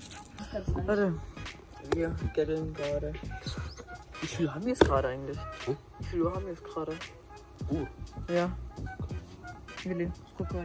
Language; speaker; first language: German; native; German